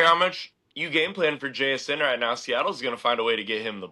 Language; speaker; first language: English; native; English